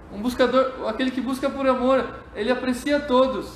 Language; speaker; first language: Portuguese; native; Portuguese